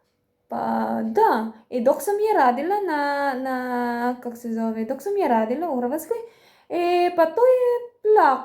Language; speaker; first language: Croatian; non-native, learner; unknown